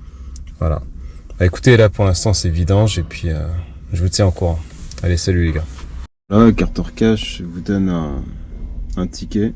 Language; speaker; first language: French; native; French